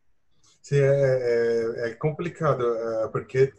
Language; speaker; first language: Spanish; non-native, learner; Portuguese